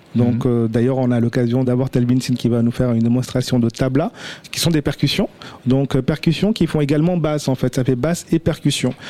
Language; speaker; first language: French; early bilingual, other home language; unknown